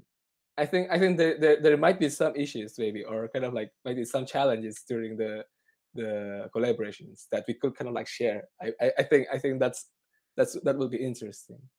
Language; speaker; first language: English; non-native, fluent; Indonesian